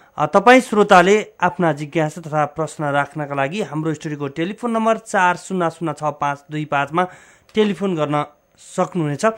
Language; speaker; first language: Nepali; native; Nepali